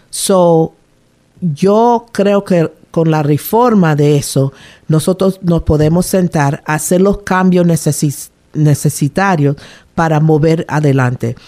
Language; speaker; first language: Spanish; native; Spanish